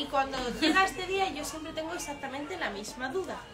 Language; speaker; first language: Spanish; native; Spanish